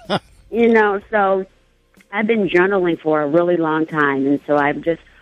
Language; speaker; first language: English; native; English